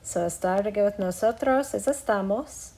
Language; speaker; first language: Spanish; non-native, fluent; English